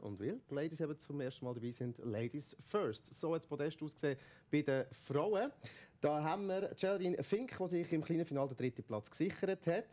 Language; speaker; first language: German; native; German